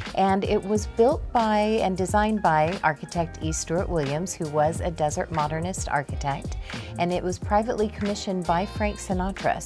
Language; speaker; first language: English; native; English